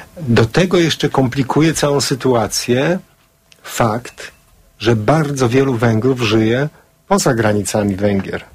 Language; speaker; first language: Polish; native; Polish